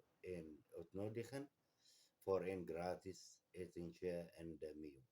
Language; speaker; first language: Dutch; non-native, learner; Kurdish